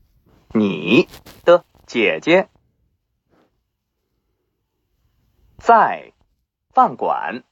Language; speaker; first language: Chinese; non-native, learner; English